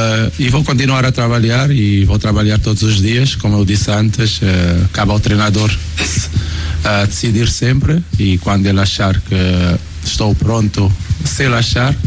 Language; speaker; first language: Portuguese; non-native, local second language; Kabuverdianu